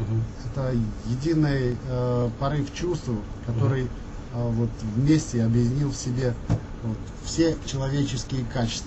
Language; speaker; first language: Russian; native; Russian